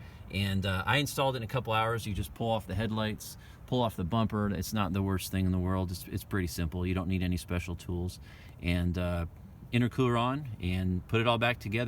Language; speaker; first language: English; native; English